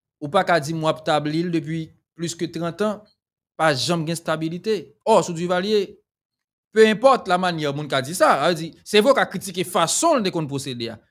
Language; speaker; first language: French; non-native, local second language; Haitian Creole